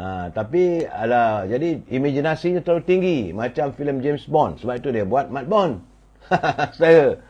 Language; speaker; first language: Malay; native; Malay